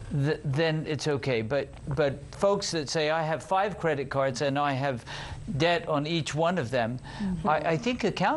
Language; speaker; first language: English; native; English